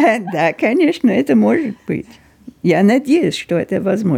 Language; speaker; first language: Russian; non-native, fluent; English